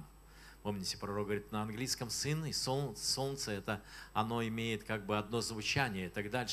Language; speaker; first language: Russian; native; Russian